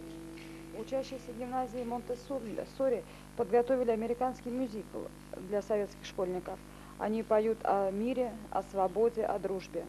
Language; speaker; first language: Russian; native; Russian